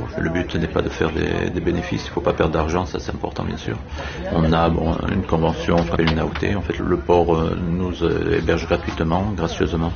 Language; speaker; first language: French; native; French